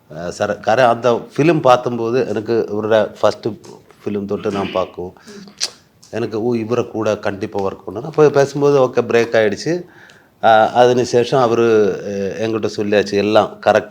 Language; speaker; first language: Tamil; non-native, learner; Malayalam